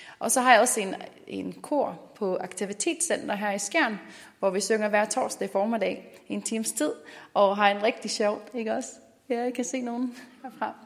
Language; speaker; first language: Danish; non-native, fluent; English